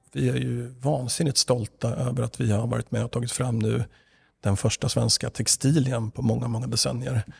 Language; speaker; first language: Swedish; native; Swedish